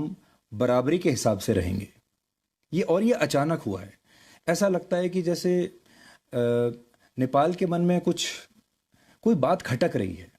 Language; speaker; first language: Hindi; native; Hindi